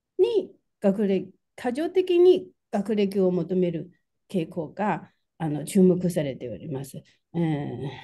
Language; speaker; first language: Japanese; non-native, fluent; Chinese